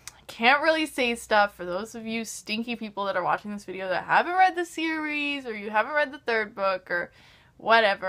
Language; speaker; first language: English; native; English